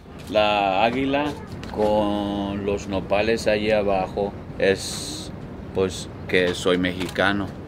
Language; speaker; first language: Spanish; early bilingual, heritage; Spanish